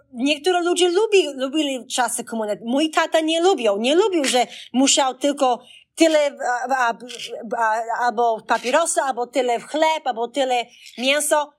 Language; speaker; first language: Polish; early bilingual, heritage; Polish